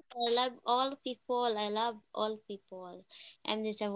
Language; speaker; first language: English; non-native, fluent; Filipino